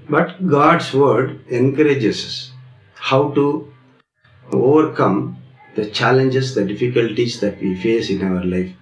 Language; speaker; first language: English; non-native, local second language; Tamil